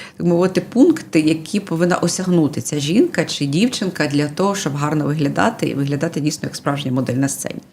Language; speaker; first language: Ukrainian; native; Ukrainian